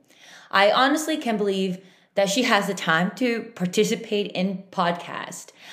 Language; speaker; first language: English; non-native, fluent; Spanish